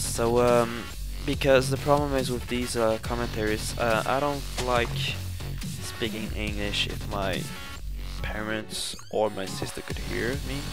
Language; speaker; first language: English; non-native, fluent; Swedish